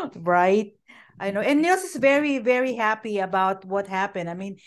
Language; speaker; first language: English; non-native, local second language; Filipino